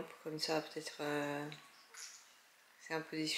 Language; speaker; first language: French; non-native, learner; Japanese